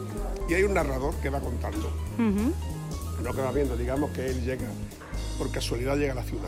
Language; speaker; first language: Spanish; native; Spanish